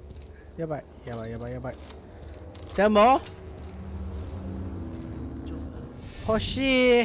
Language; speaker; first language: Japanese; non-native, learner; English